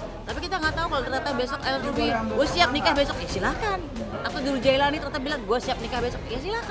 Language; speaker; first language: Indonesian; native; Indonesian